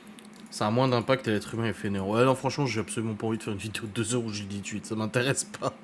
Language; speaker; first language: French; native; French